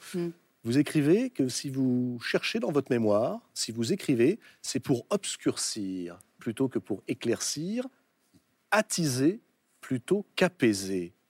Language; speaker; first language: French; native; French